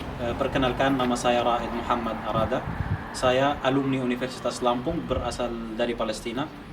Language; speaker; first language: Indonesian; non-native, fluent; Arabic